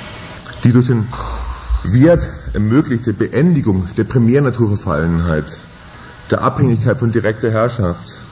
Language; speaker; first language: German; native; German